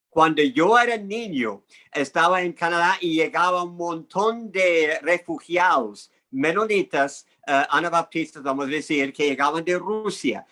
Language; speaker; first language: Spanish; non-native, fluent; English